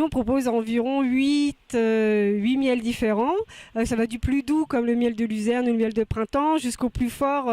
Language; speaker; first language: French; native; French